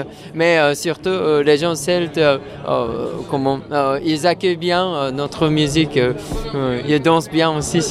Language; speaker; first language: French; non-native, fluent; Japanese